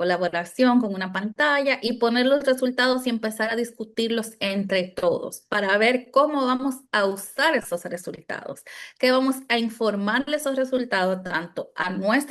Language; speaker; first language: Spanish; native; Spanish